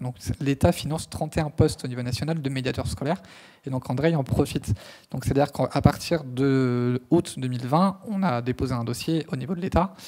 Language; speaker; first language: French; native; French